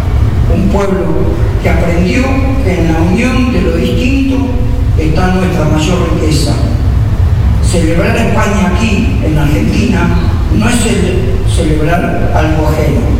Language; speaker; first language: Spanish; native; Spanish